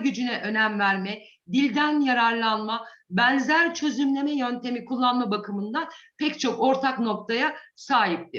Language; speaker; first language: Turkish; native; Turkish